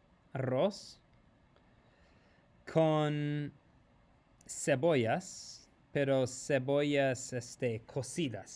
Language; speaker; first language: Spanish; non-native, fluent; English